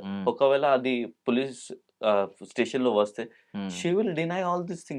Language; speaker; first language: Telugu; non-native, local second language; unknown